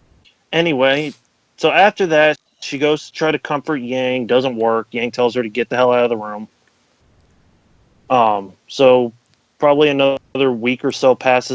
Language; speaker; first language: English; native; English